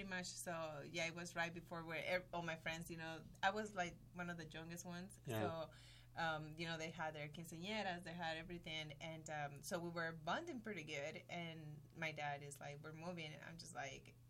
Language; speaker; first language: English; non-native, fluent; Spanish